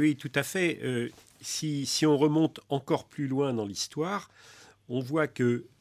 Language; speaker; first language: French; native; French